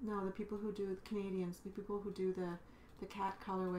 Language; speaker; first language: English; native; English